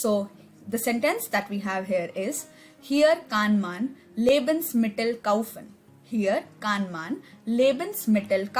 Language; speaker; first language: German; non-native, learner; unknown